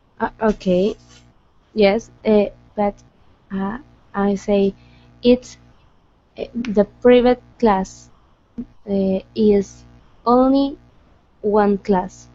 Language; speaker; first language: English; non-native, learner; Spanish